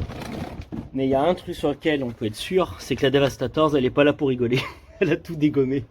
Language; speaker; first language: French; native; French